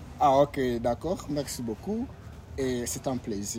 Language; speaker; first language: French; non-native, learner; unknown